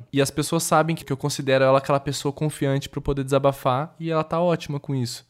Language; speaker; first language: Portuguese; native; Portuguese